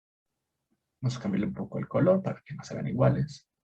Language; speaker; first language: Spanish; native; Spanish